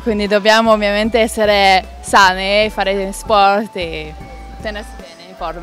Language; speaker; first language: Italian; non-native, fluent; Swedish